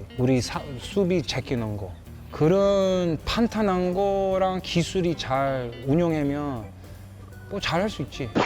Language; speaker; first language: Korean; non-native, fluent; English